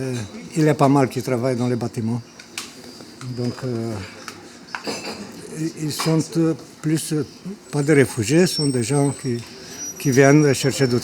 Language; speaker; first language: French; non-native, fluent; Romanian